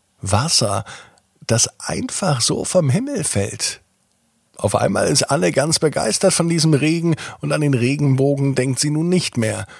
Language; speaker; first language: German; native; German